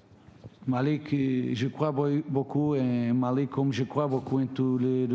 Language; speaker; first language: French; non-native, fluent; Portuguese